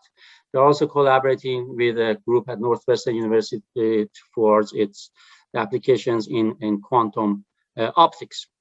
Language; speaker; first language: English; non-native, fluent; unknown